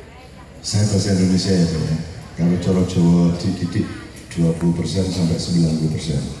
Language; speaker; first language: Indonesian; non-native, local second language; Javanese